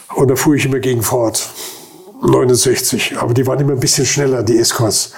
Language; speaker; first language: German; native; German